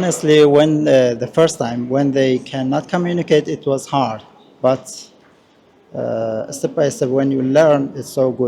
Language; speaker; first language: English; non-native, learner; Persian